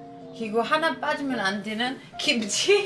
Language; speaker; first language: Korean; non-native, fluent; German